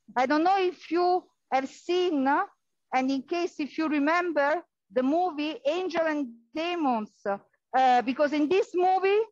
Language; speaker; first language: English; non-native, fluent; Italian